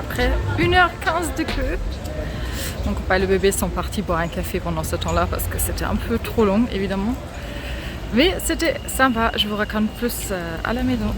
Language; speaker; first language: French; non-native, fluent; German